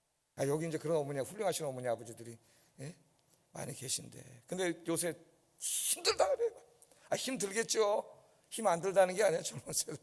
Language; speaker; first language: Korean; native; Korean